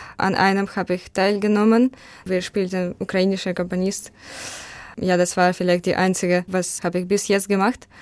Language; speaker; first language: German; non-native, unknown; Ukrainian